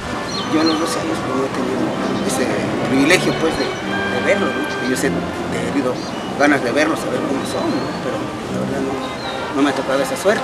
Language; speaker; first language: Spanish; native; Spanish